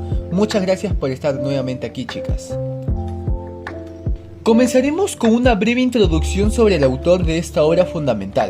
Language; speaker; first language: Spanish; native; Spanish